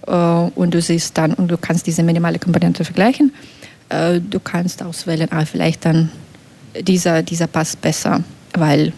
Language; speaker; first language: German; non-native, fluent; Belarusian